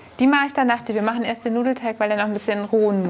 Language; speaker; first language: German; native; German